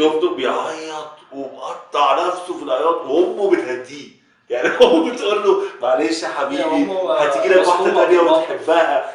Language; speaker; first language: Arabic; native; Arabic